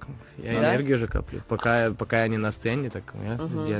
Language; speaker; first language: Russian; early bilingual, heritage; Russian